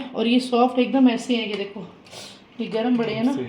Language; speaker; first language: Hindi; non-native, local second language; Punjabi